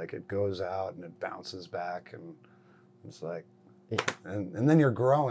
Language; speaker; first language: English; native; English